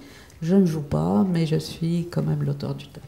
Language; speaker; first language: French; non-native, local second language; Arabic